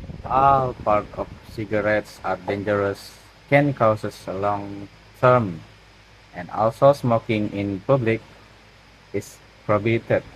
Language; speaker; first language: English; non-native, learner; Indonesian